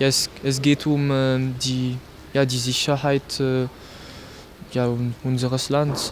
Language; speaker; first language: German; non-native, local second language; French